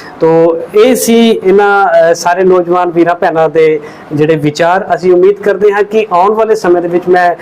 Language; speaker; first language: Punjabi; native; Punjabi